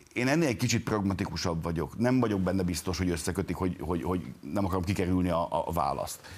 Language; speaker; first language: Hungarian; native; Hungarian